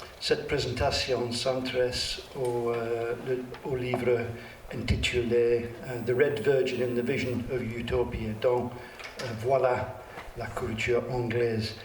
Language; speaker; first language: French; non-native, learner; English